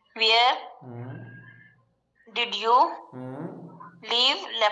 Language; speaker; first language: English; non-native, learner; Punjabi